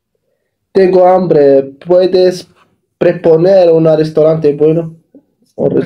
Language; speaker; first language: Spanish; non-native, learner; Arabic